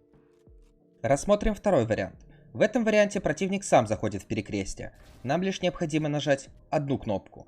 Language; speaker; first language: Russian; native; Russian